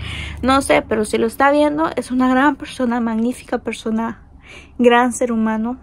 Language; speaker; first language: Spanish; native; Spanish